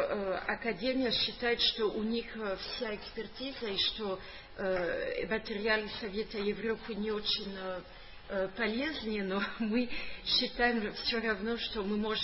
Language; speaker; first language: Russian; non-native, fluent; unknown